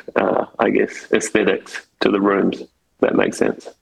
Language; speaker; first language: English; native; English